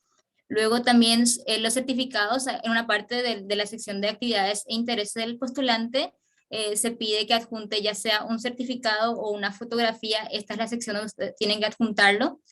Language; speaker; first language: Spanish; native; Spanish